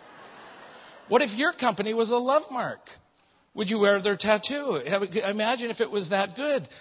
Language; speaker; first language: English; native; English